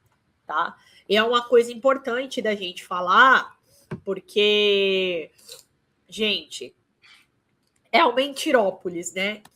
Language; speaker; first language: Portuguese; native; Portuguese